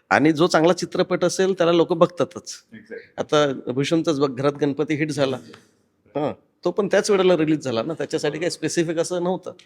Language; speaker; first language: Marathi; native; Marathi